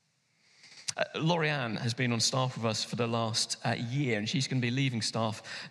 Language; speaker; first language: English; native; English